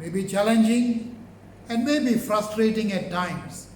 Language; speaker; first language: English; non-native, local second language; Tamil